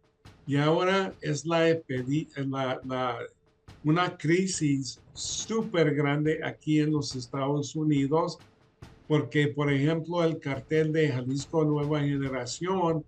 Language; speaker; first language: Spanish; early bilingual, other home language; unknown